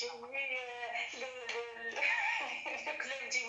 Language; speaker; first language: French; non-native, fluent; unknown